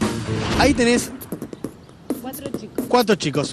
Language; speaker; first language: Spanish; native; Spanish